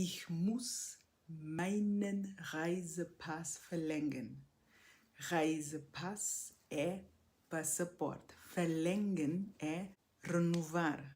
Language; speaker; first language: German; non-native, fluent; Portuguese